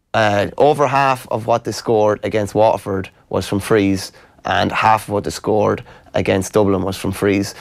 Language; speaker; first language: English; native; English